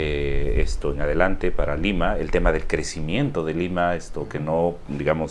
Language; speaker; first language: Spanish; native; Spanish